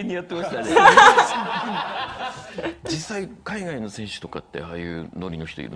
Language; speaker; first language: Japanese; native; Japanese